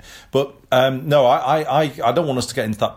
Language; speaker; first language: English; native; English